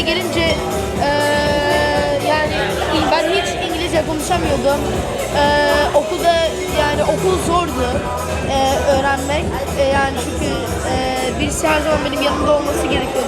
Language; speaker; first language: Turkish; early bilingual, heritage; Turkish